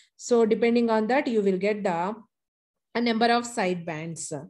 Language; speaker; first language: English; non-native, local second language; Telugu